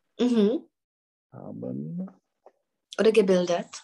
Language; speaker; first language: German; non-native, fluent; Czech